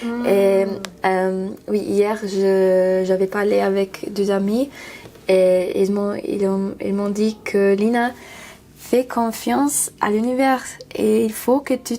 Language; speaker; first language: French; non-native, learner; English